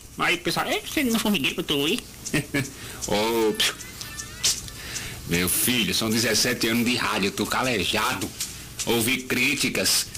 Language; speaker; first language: Portuguese; native; Portuguese